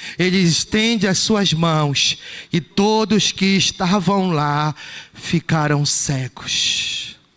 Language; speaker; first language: Portuguese; native; Portuguese